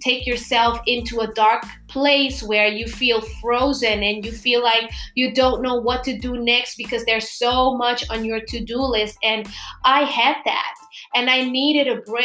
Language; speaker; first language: English; non-native, fluent; Papiamento